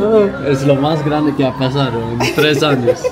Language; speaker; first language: Spanish; non-native, learner; Swedish